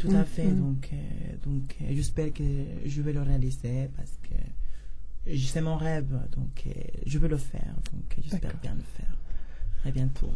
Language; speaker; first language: French; non-native, learner; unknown